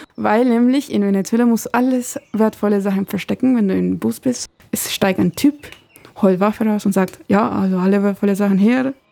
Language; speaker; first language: German; non-native, fluent; Spanish